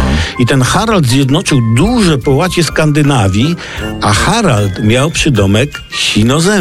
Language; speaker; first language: Polish; native; Polish